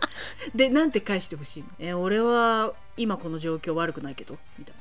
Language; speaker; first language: Japanese; native; Japanese